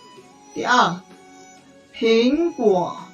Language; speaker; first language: Chinese; non-native, fluent; Indonesian